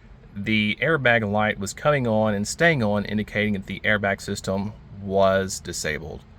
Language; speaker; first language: English; native; English